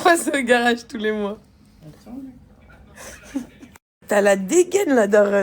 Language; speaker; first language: French; native; French